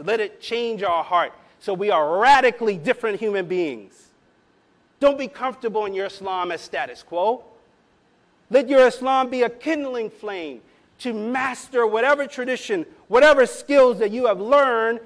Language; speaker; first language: English; native; English